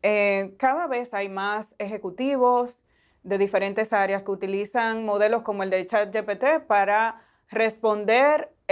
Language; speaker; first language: Spanish; native; Spanish